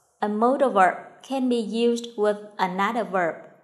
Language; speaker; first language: English; non-native, fluent; Vietnamese